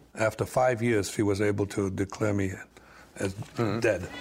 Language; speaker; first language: English; non-native, fluent; German